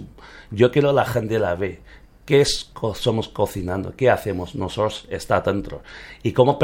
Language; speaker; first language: Spanish; non-native, learner; Chinese